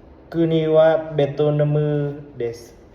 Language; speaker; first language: Japanese; non-native, learner; Vietnamese